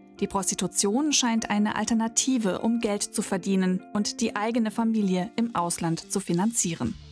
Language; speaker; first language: German; native; German